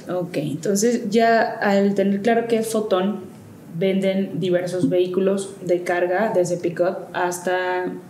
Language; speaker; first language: Spanish; native; Spanish